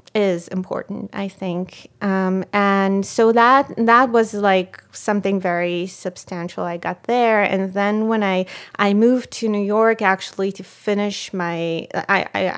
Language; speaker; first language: English; non-native, fluent; Hebrew